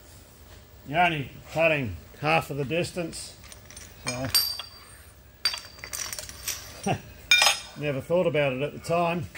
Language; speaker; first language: English; native; English